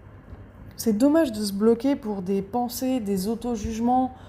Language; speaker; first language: French; native; French